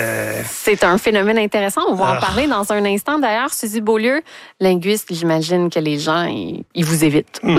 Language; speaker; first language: French; native; French